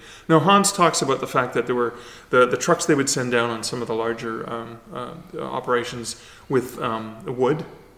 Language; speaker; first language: English; native; English